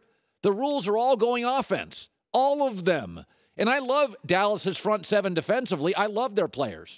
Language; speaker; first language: English; native; English